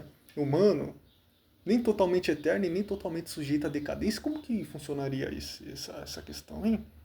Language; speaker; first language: Portuguese; native; Portuguese